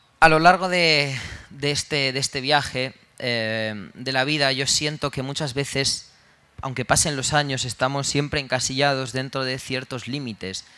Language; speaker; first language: Spanish; early bilingual, other home language; Romanian